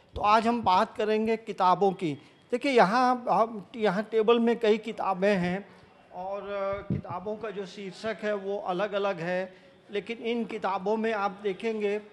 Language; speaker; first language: Hindi; native; Hindi